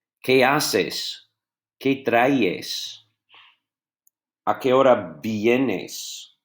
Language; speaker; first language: Spanish; non-native, fluent; English